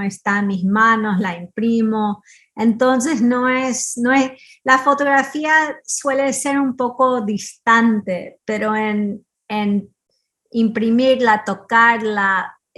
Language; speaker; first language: Spanish; early bilingual, heritage; Spanish